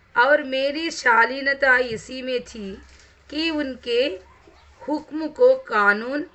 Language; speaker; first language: Hindi; non-native, local second language; Telugu